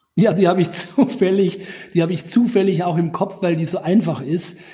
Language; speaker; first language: German; native; German